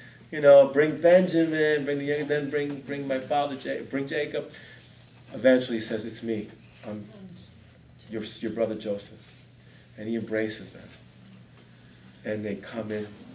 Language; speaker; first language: English; native; English